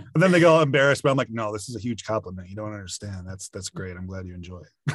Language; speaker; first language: English; native; English